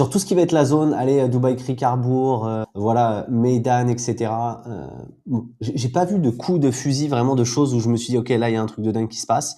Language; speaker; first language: French; native; French